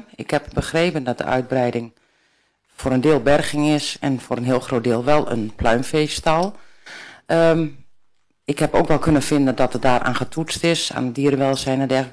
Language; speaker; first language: Dutch; native; Dutch